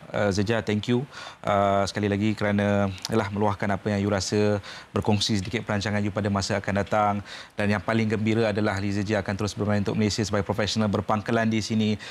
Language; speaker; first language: Malay; native; Malay